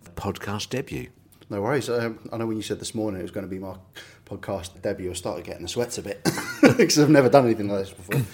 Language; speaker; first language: English; native; English